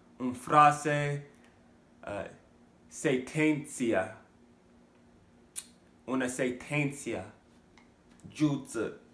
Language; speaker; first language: Spanish; non-native, learner; English